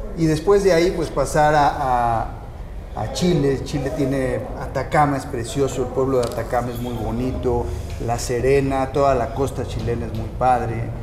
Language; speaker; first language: Spanish; native; Spanish